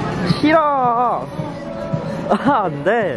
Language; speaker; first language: Korean; non-native, learner; Vietnamese